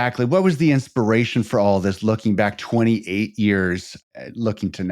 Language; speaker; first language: English; native; English